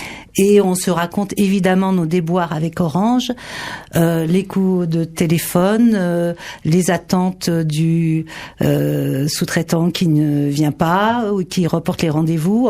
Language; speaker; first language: French; native; French